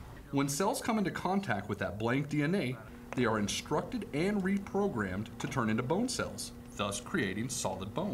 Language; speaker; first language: English; native; English